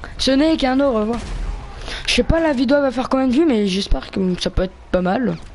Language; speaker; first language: French; native; French